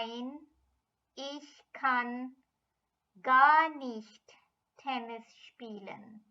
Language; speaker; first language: German; non-native, fluent; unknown